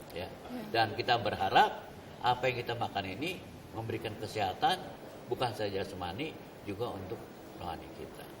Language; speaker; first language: Indonesian; native; Indonesian